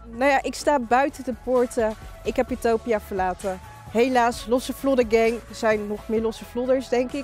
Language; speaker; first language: Dutch; native; Dutch